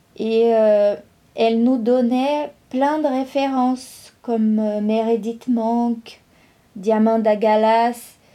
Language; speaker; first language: French; non-native, fluent; Portuguese